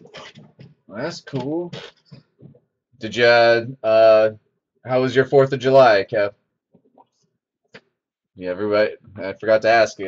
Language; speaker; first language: English; native; English